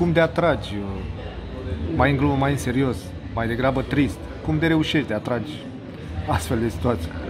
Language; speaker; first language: Romanian; native; Romanian